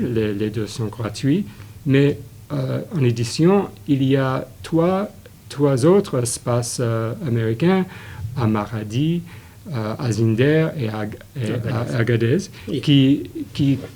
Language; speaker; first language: French; non-native, fluent; English